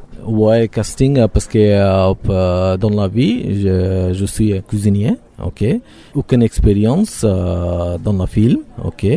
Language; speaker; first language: French; non-native, learner; Bangla